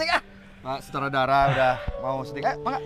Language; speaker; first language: Indonesian; native; Indonesian